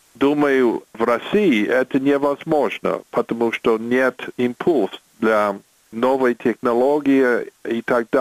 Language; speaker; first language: Russian; non-native, fluent; English